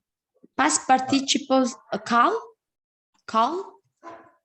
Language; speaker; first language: English; non-native, learner; Spanish